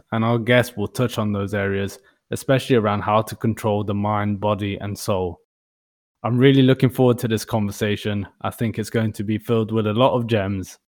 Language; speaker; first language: English; native; English